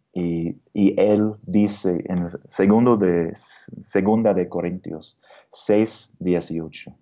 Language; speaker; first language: Spanish; non-native, fluent; English